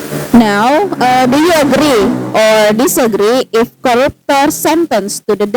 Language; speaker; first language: English; non-native, fluent; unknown